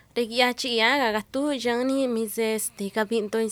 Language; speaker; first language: Spanish; non-native, local second language; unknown